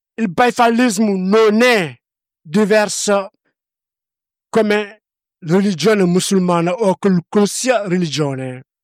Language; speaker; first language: Italian; non-native, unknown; Wolof